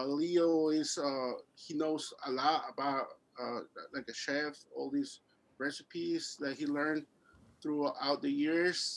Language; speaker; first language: English; early bilingual, other home language; Spanish